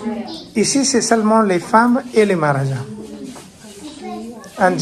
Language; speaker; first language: French; non-native, fluent; Hindi